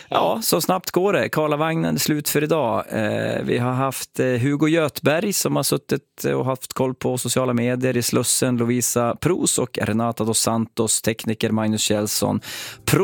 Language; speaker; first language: Swedish; native; Swedish